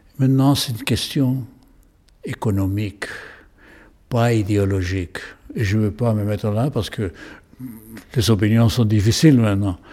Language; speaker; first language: French; non-native, fluent; Spanish